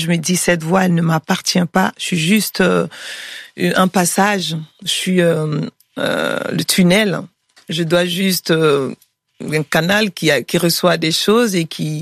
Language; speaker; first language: French; non-native, local second language; Bambara